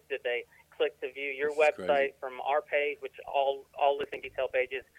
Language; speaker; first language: English; native; English